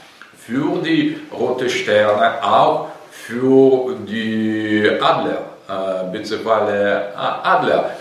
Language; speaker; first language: German; non-native, learner; Russian